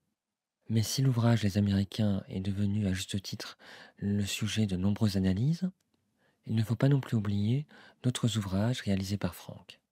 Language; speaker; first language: French; native; French